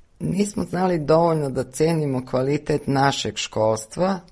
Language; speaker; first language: Serbian; native; Serbian